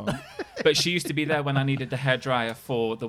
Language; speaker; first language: English; native; English